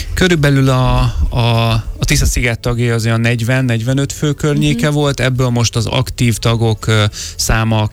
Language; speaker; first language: Hungarian; native; Hungarian